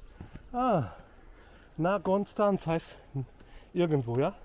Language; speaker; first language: German; native; German